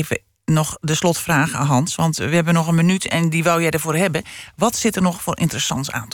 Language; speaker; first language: Dutch; native; Dutch